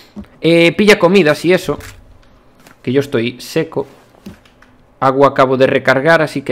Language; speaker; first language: Spanish; native; Spanish